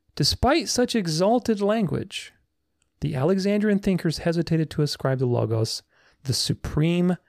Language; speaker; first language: English; non-native, fluent; Romanian